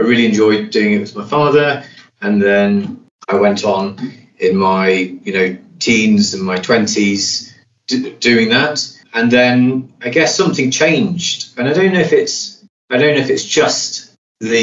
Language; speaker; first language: English; native; English